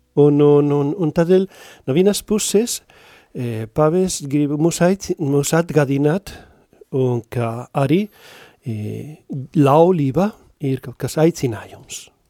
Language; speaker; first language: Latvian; non-native, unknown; Spanish